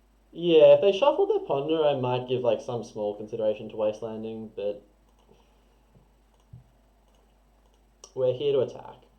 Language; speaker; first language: English; native; English